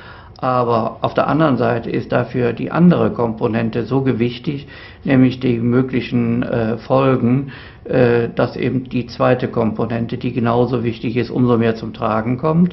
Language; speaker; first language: German; native; German